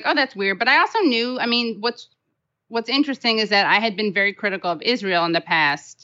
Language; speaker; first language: English; native; English